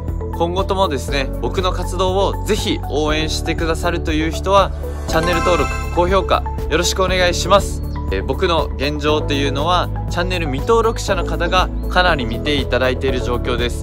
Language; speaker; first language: Japanese; native; Japanese